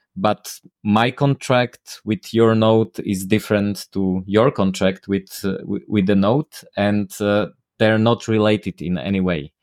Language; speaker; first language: English; non-native, fluent; Slovak